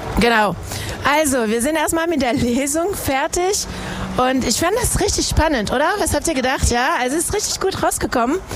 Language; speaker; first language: German; non-native, fluent; French